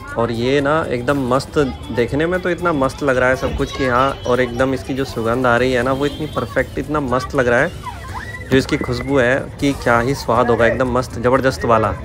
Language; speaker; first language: Hindi; native; Hindi